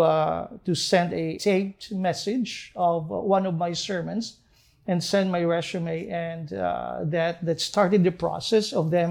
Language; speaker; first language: English; non-native, local second language; Hiligaynon